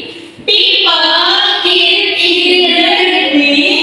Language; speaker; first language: English; non-native, learner; Indonesian